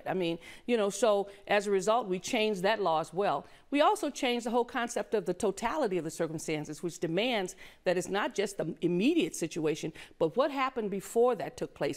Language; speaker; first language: English; native; English